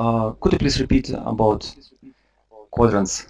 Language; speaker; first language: English; non-native, fluent; Russian